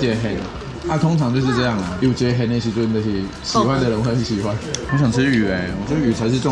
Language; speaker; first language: Chinese; native; Chinese